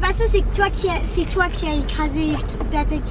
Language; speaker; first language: French; native; French